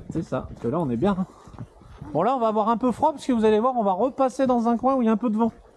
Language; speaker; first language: French; native; French